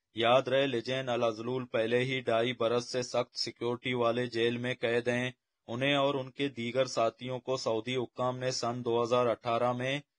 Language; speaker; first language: Urdu; non-native, local second language; Baluchi